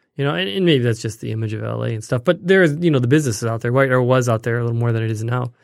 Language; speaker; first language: English; native; English